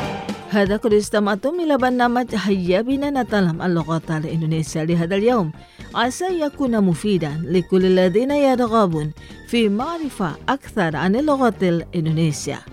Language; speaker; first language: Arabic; non-native, fluent; Indonesian